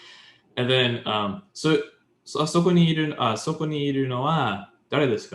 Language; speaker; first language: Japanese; non-native, learner; English